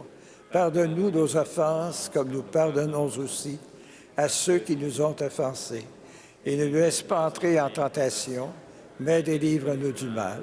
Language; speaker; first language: French; native; French